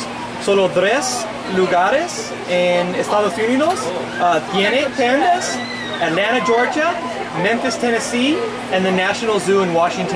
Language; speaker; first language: Spanish; non-native, learner; English